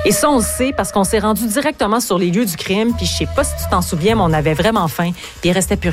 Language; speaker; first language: French; native; French